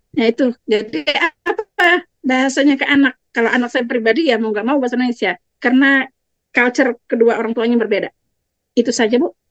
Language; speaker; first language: Indonesian; non-native, local second language; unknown